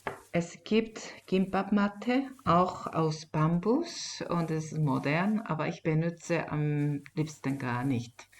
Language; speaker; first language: German; non-native, fluent; Korean